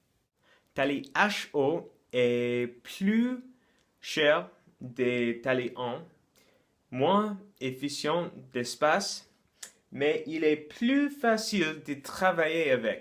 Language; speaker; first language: French; non-native, learner; English